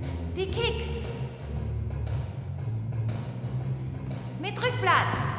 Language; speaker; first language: German; native; German